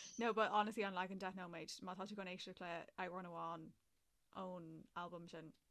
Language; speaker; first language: Irish; native; Irish